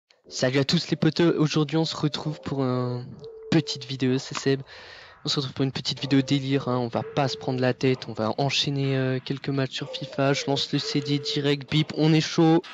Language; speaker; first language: French; native; French